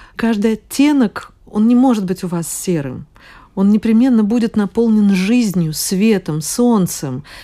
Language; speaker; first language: Russian; native; Russian